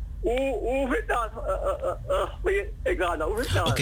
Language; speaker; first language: Dutch; non-native, learner; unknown